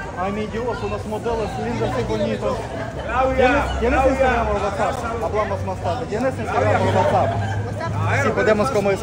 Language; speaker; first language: Spanish; non-native, learner; Russian